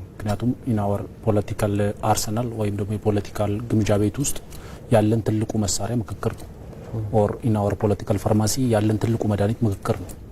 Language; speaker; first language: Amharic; non-native, local second language; Oromo